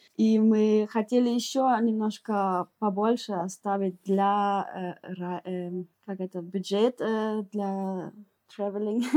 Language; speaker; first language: Russian; early bilingual, heritage; Russian